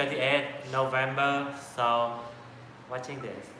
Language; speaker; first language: English; non-native, learner; Vietnamese